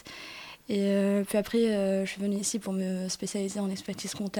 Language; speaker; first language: French; non-native, local second language; Arabic